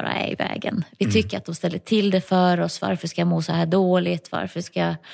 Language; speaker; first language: Swedish; native; Swedish